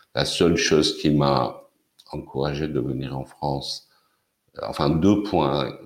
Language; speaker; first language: French; non-native, fluent; Persian